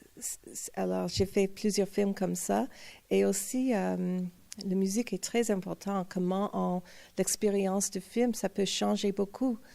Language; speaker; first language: French; non-native, fluent; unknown